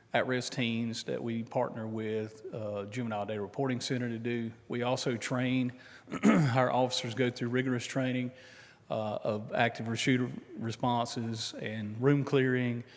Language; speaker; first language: English; native; English